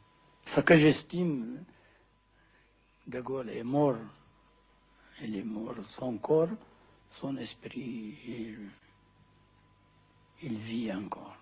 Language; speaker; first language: French; non-native, fluent; Amharic